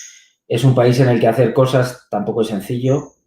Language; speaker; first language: Spanish; native; Spanish